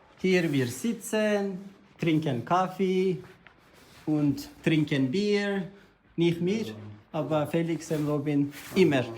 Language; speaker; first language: German; non-native, learner; Turkish